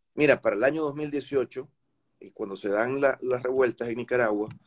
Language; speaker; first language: Spanish; native; Spanish